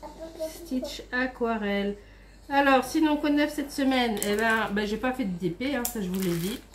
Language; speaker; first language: French; native; French